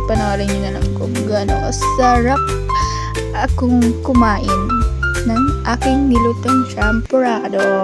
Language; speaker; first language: Filipino; non-native, local second language; Iloko